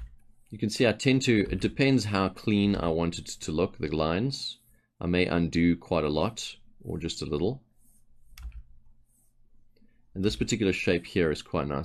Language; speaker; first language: English; native; English